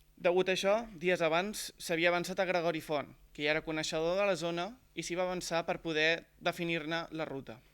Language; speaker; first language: Catalan; native; Catalan